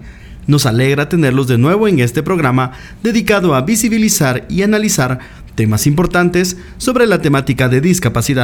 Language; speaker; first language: Spanish; native; Spanish